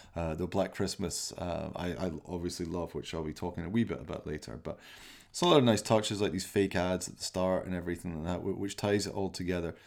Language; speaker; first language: English; native; English